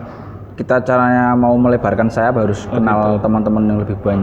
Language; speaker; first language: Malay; non-native, local second language; Javanese